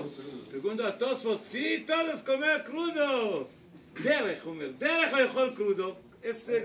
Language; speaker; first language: Spanish; non-native, learner; Hebrew